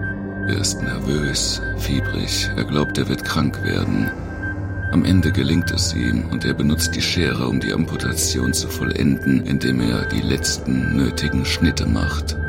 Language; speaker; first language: German; native; German